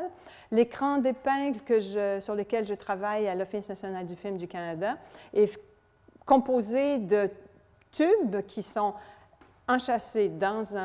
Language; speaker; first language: French; native; French